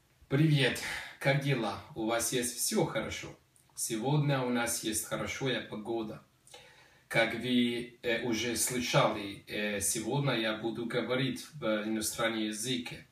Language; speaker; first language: Russian; non-native, learner; Slovenian